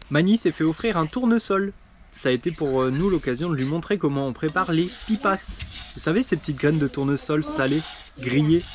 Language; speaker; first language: French; native; French